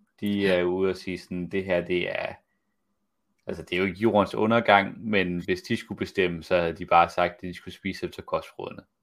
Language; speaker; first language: Danish; native; Danish